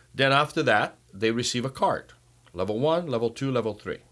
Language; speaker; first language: English; non-native, fluent; Portuguese